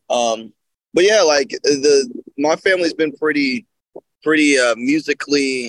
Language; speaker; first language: English; native; English